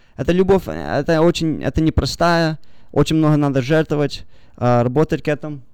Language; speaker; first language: Russian; early bilingual, heritage; Russian